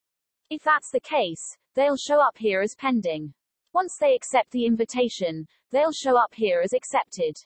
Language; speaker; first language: English; native; English